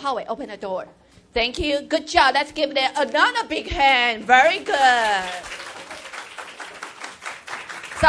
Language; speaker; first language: English; non-native, fluent; Chinese